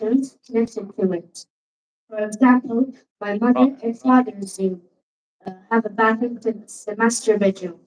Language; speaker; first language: English; non-native, learner; Arabic